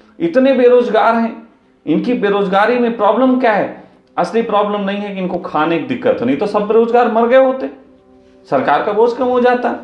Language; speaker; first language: Hindi; native; Hindi